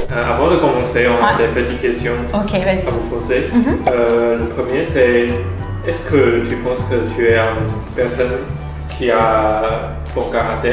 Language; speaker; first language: French; non-native, learner; Chinese